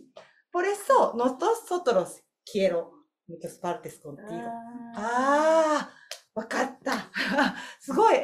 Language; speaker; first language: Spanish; non-native, learner; Korean